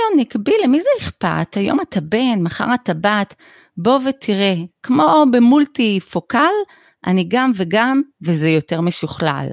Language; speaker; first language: Hebrew; native; Hebrew